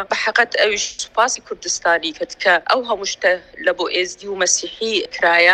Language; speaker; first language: Central Kurdish; non-native, local second language; Kurdish